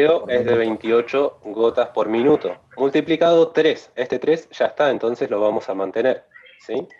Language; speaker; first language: Spanish; native; Spanish